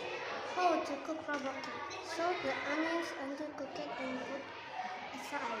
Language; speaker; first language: English; non-native, learner; Indonesian